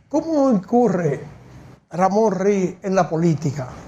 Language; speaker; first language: Spanish; native; Spanish